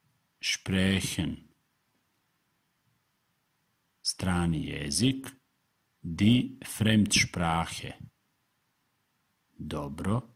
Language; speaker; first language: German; non-native, fluent; Serbian